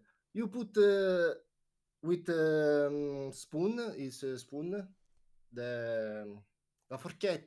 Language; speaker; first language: English; non-native, learner; Italian